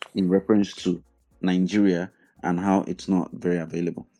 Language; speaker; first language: English; non-native, local second language; Igbo